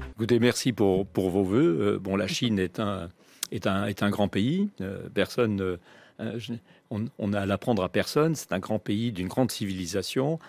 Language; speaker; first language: French; native; French